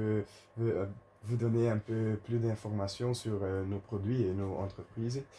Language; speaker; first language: French; non-native, learner; Dutch